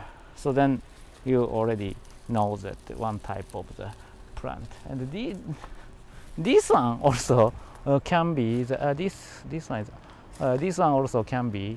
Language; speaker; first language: English; non-native, learner; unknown